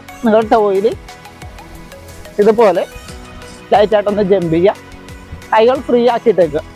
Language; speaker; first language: Malayalam; native; Malayalam